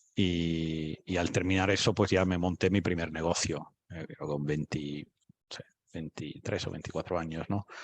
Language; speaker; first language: Spanish; non-native, fluent; English